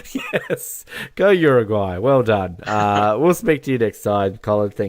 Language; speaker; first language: English; native; English